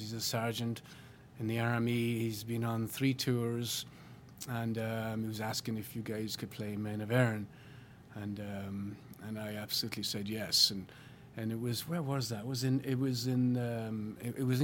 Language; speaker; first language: English; native; English